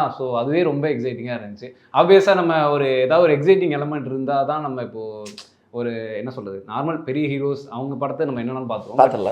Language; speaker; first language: Tamil; native; Tamil